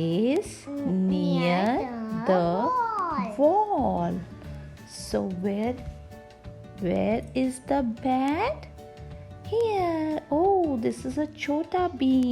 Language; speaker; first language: English; non-native, local second language; Hindi